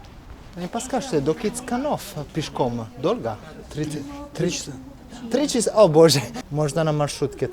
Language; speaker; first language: Russian; non-native, fluent; Italian